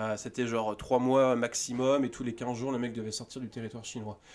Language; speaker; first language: French; native; French